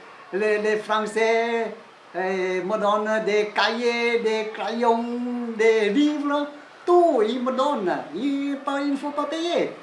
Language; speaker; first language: French; non-native, learner; Chinese